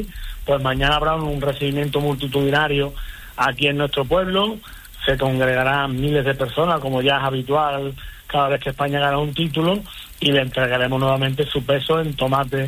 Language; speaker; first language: Spanish; native; Spanish